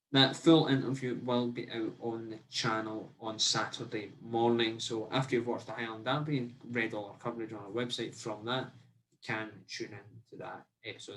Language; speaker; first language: English; native; English